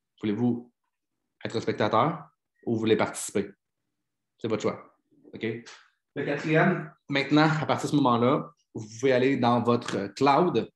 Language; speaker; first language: French; native; French